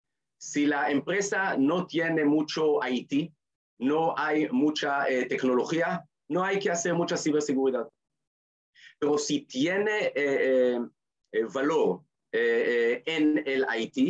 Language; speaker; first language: Spanish; non-native, fluent; Hebrew